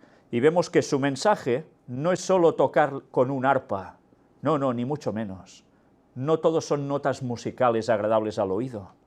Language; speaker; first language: Spanish; native; Spanish